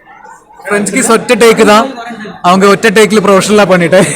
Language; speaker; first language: Tamil; non-native, learner; Malayalam